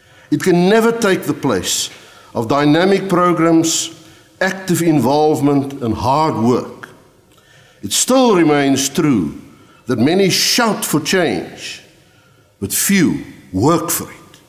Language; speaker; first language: English; non-native, local second language; Afrikaans